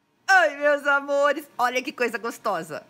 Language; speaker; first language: Portuguese; native; Portuguese